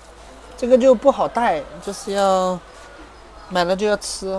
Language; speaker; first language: Indonesian; non-native, learner; Chinese